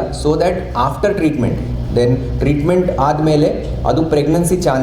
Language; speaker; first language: Kannada; non-native, fluent; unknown